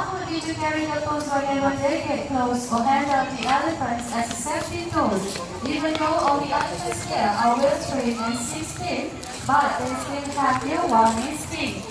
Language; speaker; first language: English; non-native, local second language; Malay